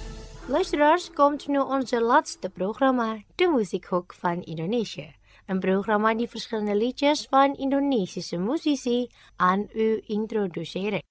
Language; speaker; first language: Dutch; non-native, fluent; Indonesian